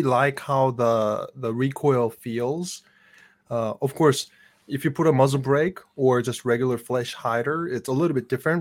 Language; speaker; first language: English; non-native, fluent; Korean